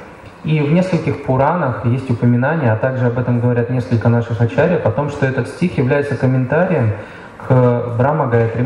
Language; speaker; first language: Russian; native; Russian